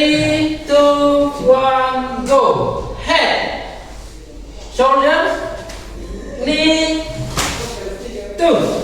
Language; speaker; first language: English; non-native, learner; Indonesian